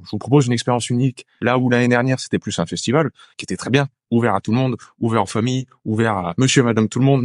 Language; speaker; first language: French; native; French